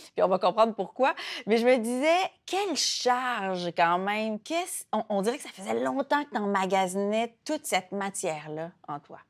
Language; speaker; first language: French; native; French